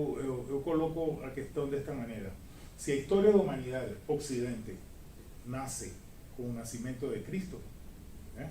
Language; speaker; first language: Portuguese; non-native, fluent; Spanish